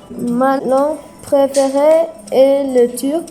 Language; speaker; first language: French; non-native, local second language; Turkish